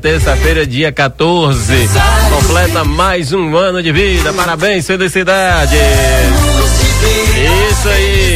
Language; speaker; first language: Portuguese; native; Portuguese